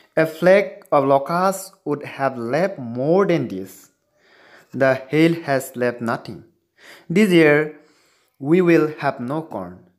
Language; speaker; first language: English; non-native, local second language; Assamese